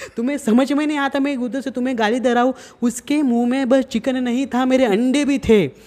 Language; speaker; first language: Hindi; non-native, local second language; Marathi